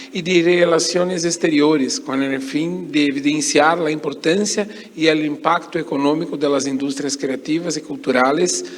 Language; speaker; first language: Portuguese; native; Portuguese